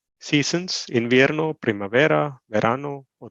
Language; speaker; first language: Spanish; non-native, learner; Malayalam